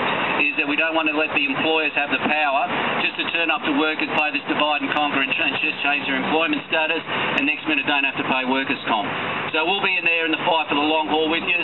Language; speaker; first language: English; native; English